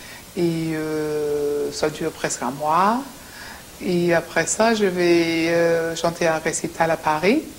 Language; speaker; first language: French; non-native, fluent; English